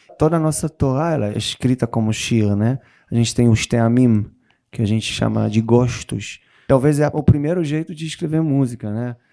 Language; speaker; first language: Portuguese; non-native, fluent; Hebrew